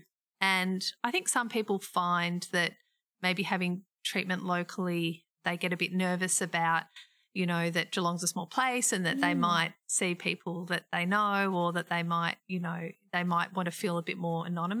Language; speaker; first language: English; native; English